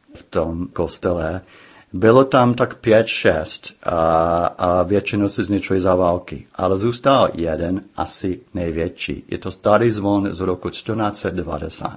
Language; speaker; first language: Czech; non-native, fluent; English